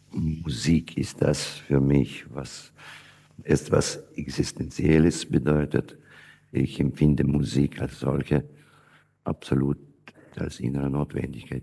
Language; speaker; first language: German; non-native, fluent; Russian